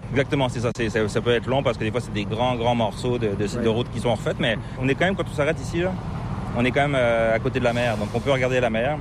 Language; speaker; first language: French; native; French